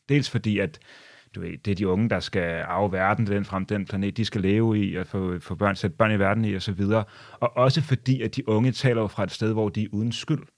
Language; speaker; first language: Danish; native; Danish